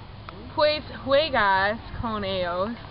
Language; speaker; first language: Spanish; non-native, learner; English